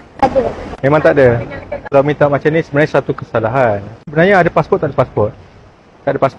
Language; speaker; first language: Malay; native; Malay